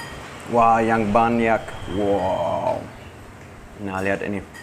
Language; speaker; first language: Indonesian; non-native, fluent; German